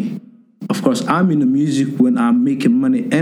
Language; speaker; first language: English; non-native, local second language; Somali